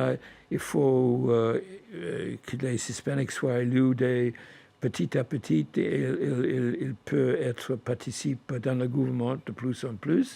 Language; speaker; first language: French; non-native, fluent; English